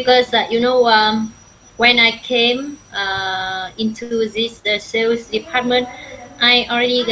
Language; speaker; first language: English; non-native, learner; Vietnamese